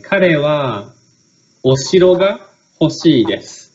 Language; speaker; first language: Japanese; native; Japanese